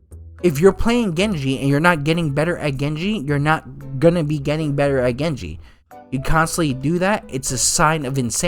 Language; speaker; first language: English; native; English